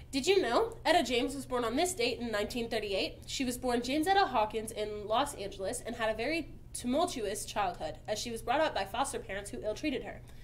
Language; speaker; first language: English; native; English